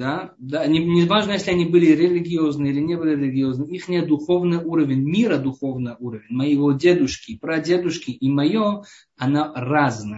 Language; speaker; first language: Russian; early bilingual, heritage; Hebrew